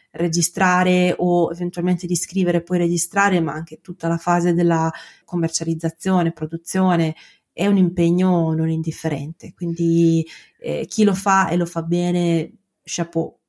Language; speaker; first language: Italian; native; Italian